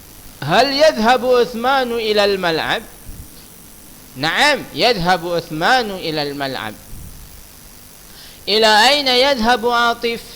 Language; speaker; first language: Arabic; non-native, fluent; Indonesian